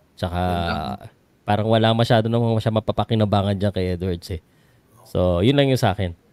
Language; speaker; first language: Filipino; native; Filipino